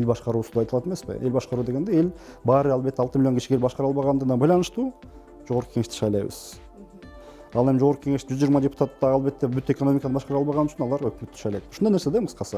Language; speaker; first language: Kyrgyz; native; Kyrgyz